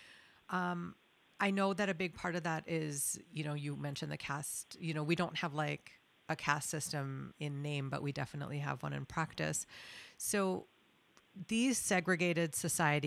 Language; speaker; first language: English; non-native, local second language; Bangla